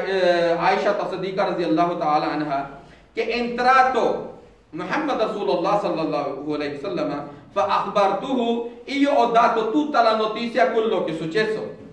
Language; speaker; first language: Italian; non-native, fluent; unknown